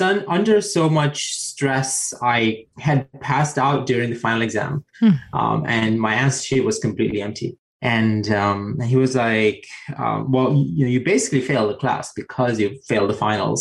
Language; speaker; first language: English; non-native, local second language; Sinhala